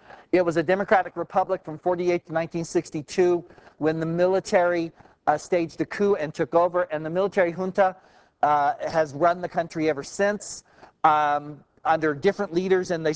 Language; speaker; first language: English; native; English